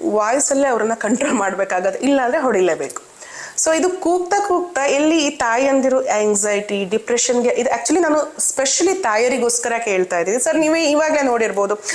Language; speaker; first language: Kannada; native; Kannada